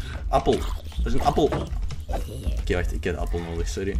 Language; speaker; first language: Dutch; native; Dutch